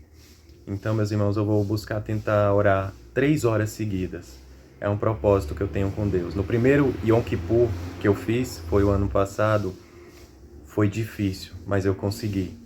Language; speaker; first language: Portuguese; native; Portuguese